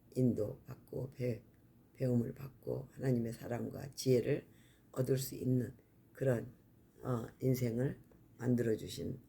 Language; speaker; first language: Korean; native; Korean